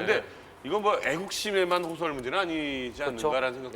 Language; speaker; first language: Korean; native; Korean